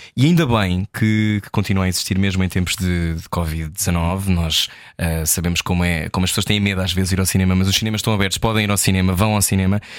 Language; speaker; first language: Portuguese; native; Portuguese